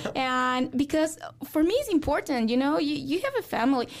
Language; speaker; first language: English; non-native, fluent; Spanish